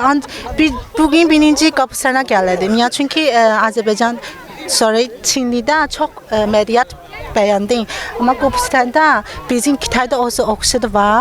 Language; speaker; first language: Azerbaijani; non-native, learner; Chinese